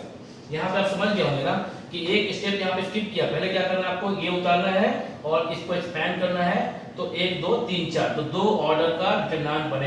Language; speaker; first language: Hindi; native; Hindi